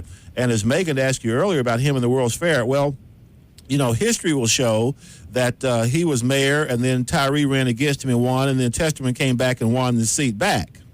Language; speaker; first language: English; native; English